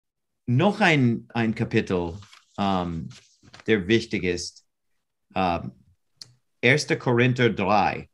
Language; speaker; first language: German; non-native, fluent; English